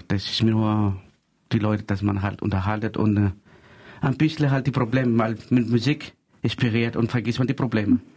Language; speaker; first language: German; non-native, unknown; Greek